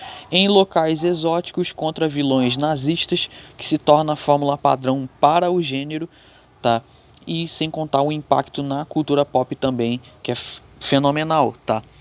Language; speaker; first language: Portuguese; native; Portuguese